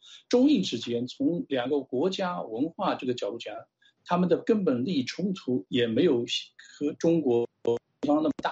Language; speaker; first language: Chinese; native; Chinese